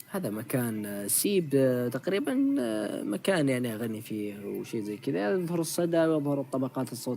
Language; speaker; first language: Arabic; native; Arabic